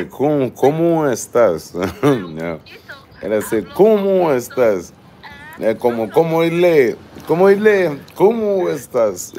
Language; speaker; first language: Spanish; non-native, learner; Portuguese